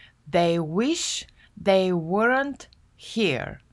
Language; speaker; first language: English; non-native, fluent; Bulgarian